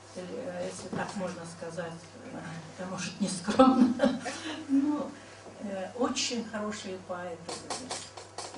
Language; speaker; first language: Russian; non-native, local second language; Karachay-Balkar